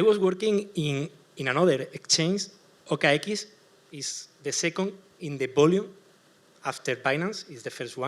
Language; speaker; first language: English; non-native, learner; Spanish